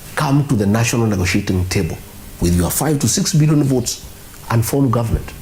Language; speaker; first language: English; non-native, local second language; Kikuyu